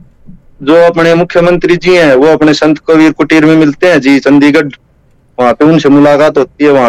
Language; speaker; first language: Hindi; native; Hindi